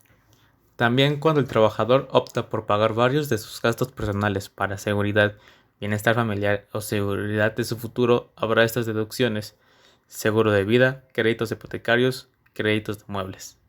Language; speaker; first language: Spanish; native; Spanish